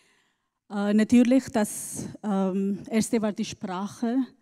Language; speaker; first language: German; non-native, learner; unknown